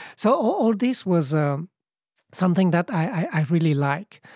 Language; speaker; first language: English; early bilingual, other home language; Vietnamese